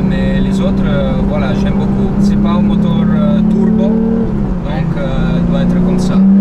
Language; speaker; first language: French; non-native, learner; Italian